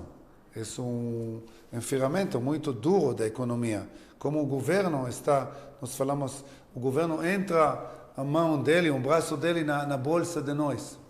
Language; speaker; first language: Portuguese; non-native, learner; Hebrew